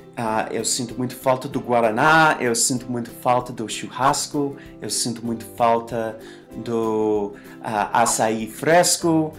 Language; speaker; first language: Portuguese; non-native, fluent; English